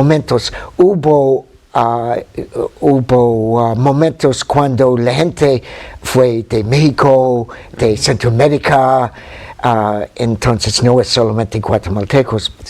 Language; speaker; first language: Spanish; non-native, fluent; English